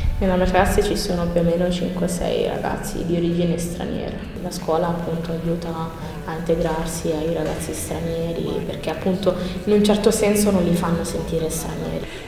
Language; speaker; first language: Italian; early bilingual, other home language; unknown